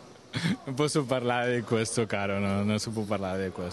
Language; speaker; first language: Italian; non-native, fluent; Spanish